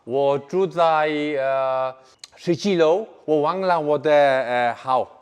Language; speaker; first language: Chinese; non-native, learner; Mongolian